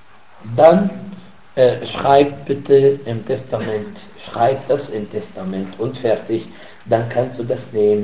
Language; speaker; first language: German; non-native, fluent; Arabic